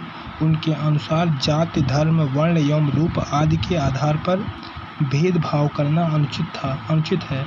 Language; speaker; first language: Hindi; native; Hindi